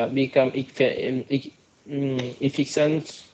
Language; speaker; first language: English; non-native, learner; Vietnamese